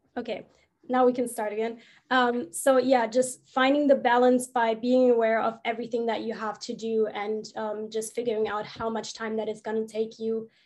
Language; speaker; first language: English; non-native, fluent; German